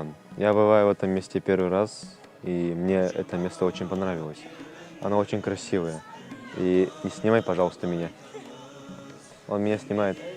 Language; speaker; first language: Russian; non-native, local second language; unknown